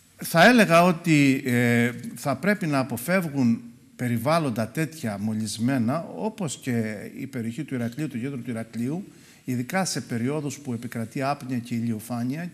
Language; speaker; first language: Greek; native; Greek